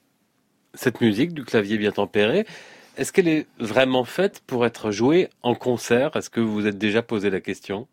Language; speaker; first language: French; native; French